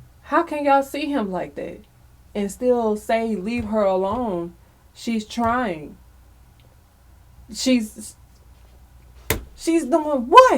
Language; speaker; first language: English; native; English